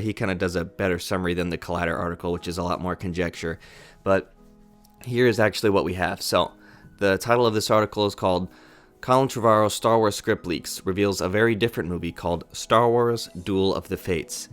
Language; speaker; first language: English; native; English